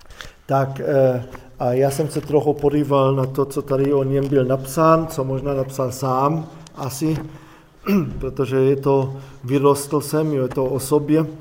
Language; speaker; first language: Czech; non-native, fluent; German